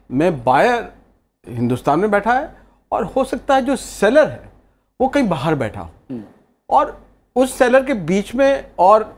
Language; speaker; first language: Hindi; native; Hindi